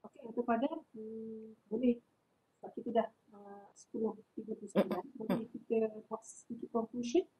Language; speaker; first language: Malay; native; Malay